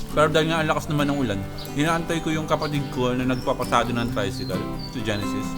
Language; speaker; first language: Filipino; native; Filipino